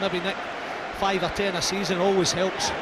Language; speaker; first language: English; native; English